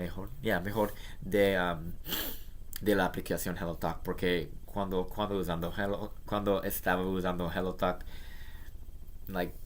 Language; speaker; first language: Spanish; non-native, learner; English